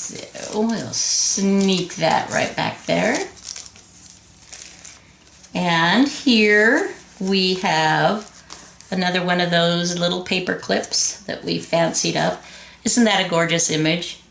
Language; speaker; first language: English; native; English